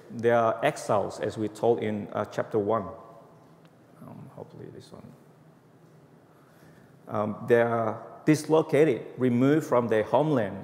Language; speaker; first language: English; non-native, fluent; Indonesian